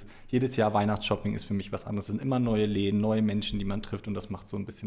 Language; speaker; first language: German; native; German